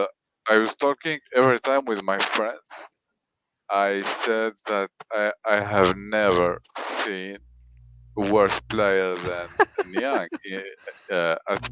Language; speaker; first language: English; non-native, learner; French